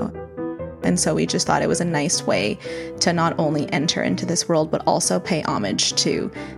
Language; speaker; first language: English; native; English